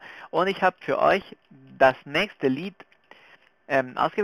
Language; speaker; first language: German; non-native, fluent; Spanish